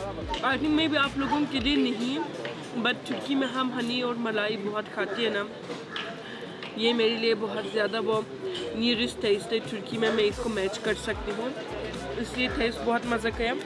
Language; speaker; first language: Hindi; non-native, learner; Turkish